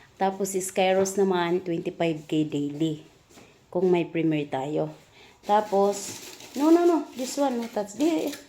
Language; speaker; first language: Filipino; non-native, local second language; Cebuano